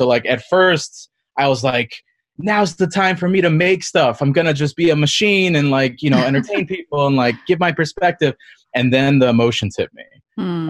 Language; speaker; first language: English; native; English